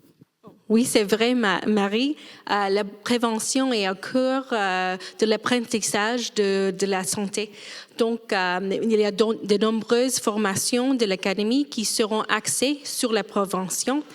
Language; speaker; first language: French; non-native, fluent; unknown